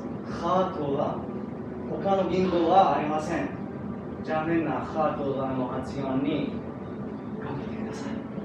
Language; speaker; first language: Japanese; non-native, learner; Arabic